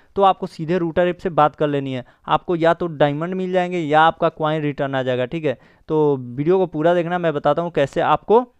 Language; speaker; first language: Hindi; native; Hindi